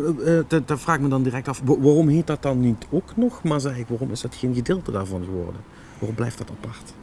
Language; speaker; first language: Dutch; native; Dutch